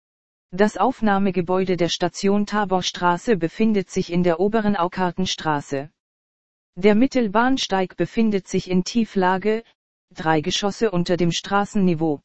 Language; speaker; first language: German; native; German